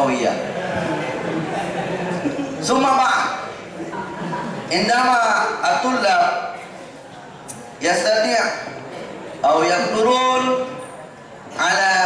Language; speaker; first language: Arabic; non-native, fluent; Indonesian